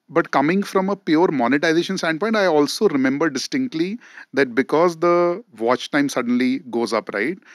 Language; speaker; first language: English; non-native, local second language; Hindi